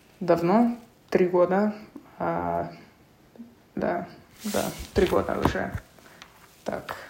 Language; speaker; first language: Russian; non-native, fluent; English